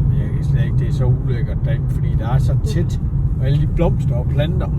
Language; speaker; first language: Danish; native; Danish